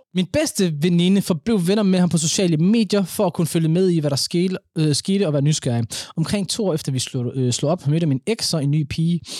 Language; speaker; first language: Danish; early bilingual, other home language; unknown